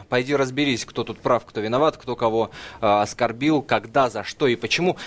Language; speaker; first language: Russian; native; Russian